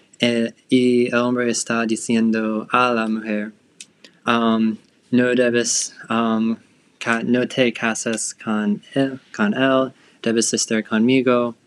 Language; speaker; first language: Spanish; non-native, learner; English